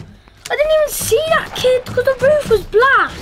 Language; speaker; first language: English; native; English